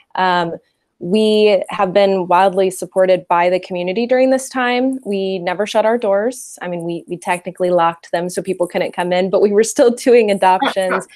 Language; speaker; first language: English; native; English